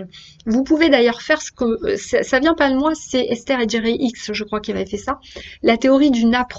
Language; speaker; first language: French; native; French